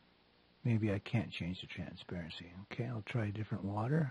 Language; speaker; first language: English; native; English